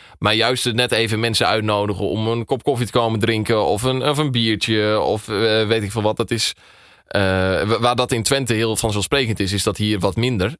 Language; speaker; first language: Dutch; native; Dutch